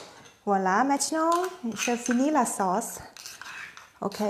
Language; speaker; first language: French; non-native, fluent; Thai